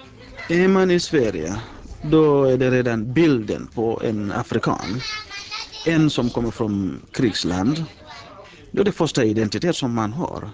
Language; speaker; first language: Swedish; early bilingual, other home language; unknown